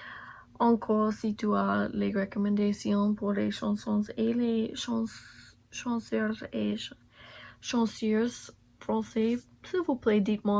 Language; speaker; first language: French; non-native, learner; English